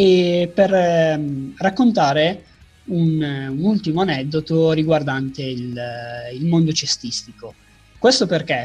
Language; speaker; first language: Italian; native; Italian